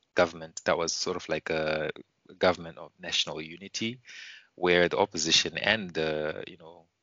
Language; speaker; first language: English; non-native, local second language; Shona